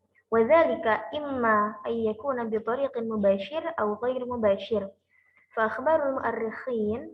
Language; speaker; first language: Arabic; non-native, learner; Indonesian